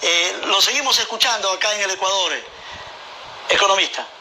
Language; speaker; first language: Spanish; native; Spanish